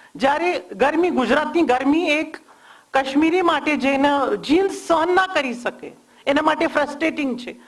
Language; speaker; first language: Gujarati; non-native, local second language; Kashmiri